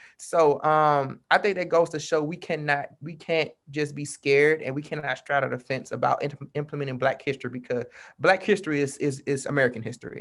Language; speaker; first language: English; native; English